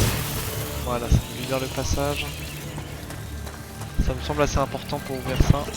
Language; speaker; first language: French; native; French